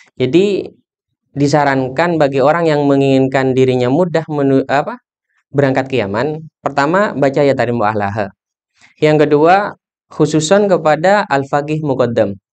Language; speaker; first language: Indonesian; non-native, local second language; Madurese